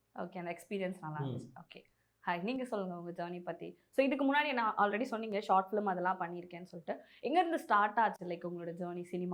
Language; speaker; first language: Tamil; native; Tamil